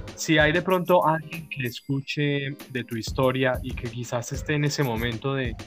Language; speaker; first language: Spanish; native; Spanish